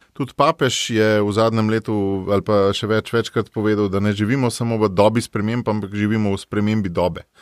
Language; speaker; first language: Slovenian; native; Slovenian